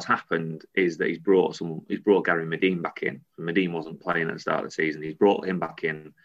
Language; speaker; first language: English; native; English